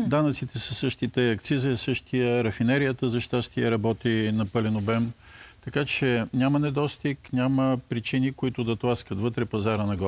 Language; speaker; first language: Bulgarian; native; Bulgarian